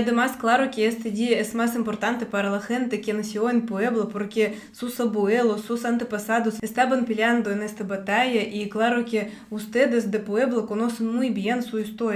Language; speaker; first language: Spanish; non-native, fluent; Russian